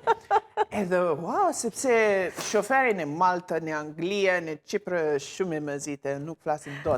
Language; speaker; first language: Albanian; non-native, learner; English